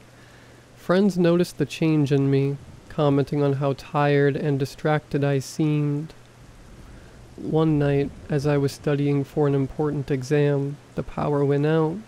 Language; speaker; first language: English; native; English